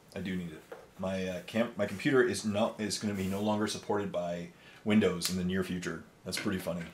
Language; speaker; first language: English; native; English